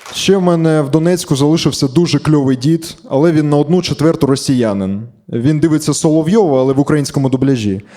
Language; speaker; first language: Ukrainian; native; Ukrainian